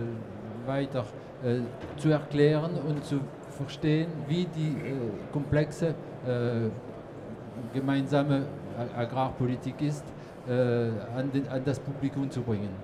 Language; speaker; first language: German; non-native, fluent; French